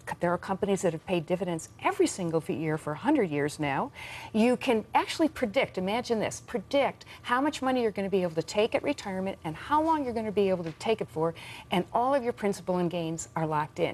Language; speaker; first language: English; native; English